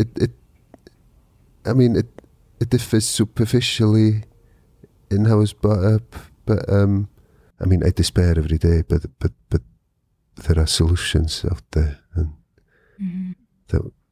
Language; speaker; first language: English; non-native, local second language; Welsh